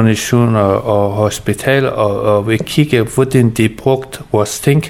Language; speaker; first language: Danish; early bilingual, other home language; Persian